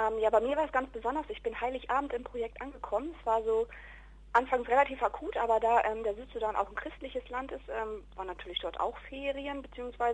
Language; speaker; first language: German; native; German